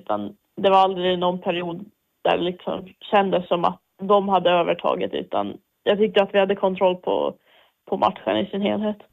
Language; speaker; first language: Swedish; native; Swedish